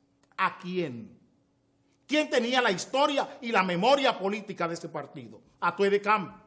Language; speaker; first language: Spanish; native; Spanish